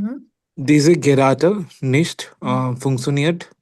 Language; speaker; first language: German; non-native, learner; Hindi